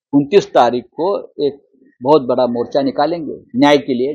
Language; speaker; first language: Hindi; non-native, local second language; Marathi